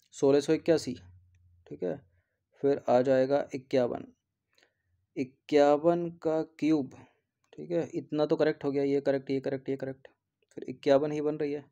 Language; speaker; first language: Hindi; native; Hindi